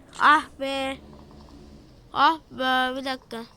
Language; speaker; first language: Turkish; native; Turkish